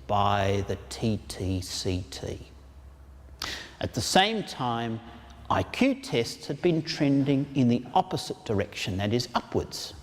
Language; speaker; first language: English; native; English